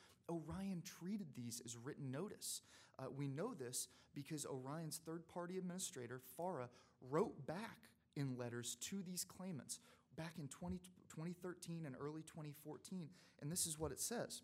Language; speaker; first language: English; native; English